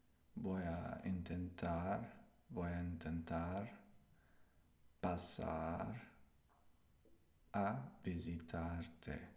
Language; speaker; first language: Spanish; non-native, learner; English